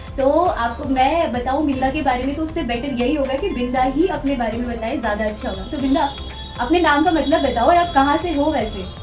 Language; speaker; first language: Hindi; native; Hindi